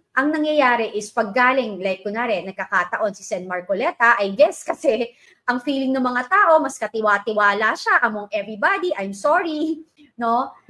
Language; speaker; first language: Filipino; native; Filipino